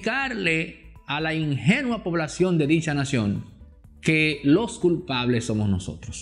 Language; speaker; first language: Spanish; native; Spanish